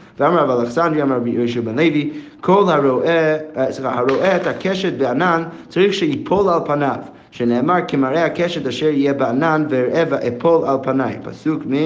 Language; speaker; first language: Hebrew; non-native, fluent; English